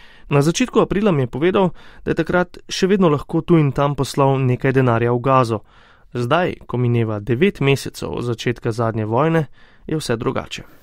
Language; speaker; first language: Slovenian; native; Slovenian